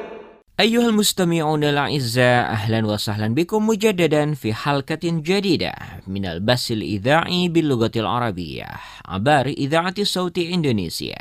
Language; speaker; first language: Arabic; non-native, fluent; Indonesian